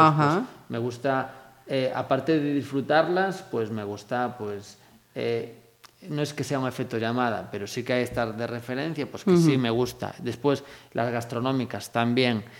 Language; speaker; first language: Spanish; native; Spanish